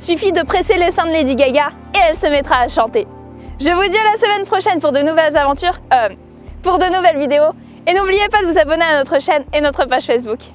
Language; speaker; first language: French; native; French